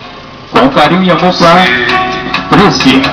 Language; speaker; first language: Portuguese; native; Portuguese